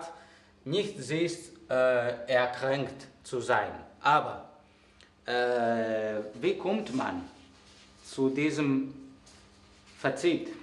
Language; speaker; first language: German; non-native, fluent; Greek